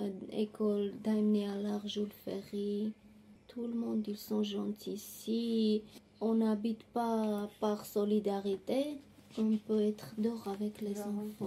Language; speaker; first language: French; non-native, learner; Armenian